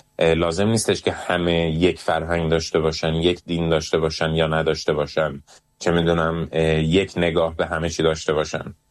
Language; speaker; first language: Persian; early bilingual, heritage; Persian